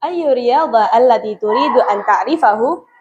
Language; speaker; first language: Arabic; non-native, learner; Indonesian